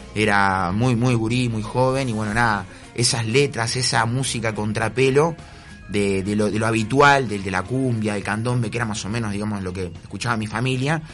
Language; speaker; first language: Spanish; native; Spanish